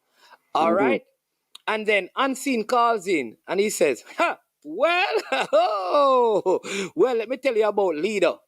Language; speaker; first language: English; non-native, local second language; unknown